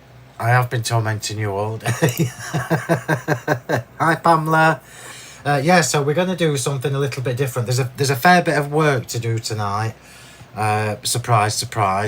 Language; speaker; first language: English; native; English